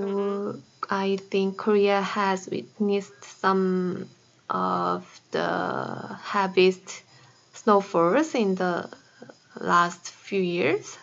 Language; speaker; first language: English; non-native, fluent; Korean